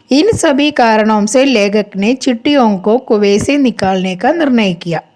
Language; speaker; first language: Hindi; non-native, local second language; Malayalam